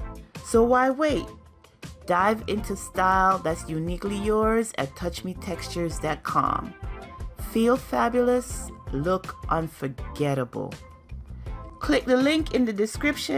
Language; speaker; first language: English; native; English